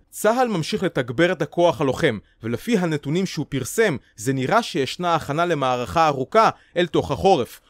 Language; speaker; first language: Hebrew; native; Hebrew